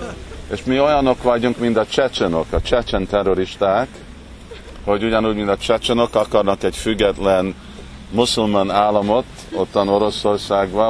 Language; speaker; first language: Hungarian; early bilingual, heritage; Hungarian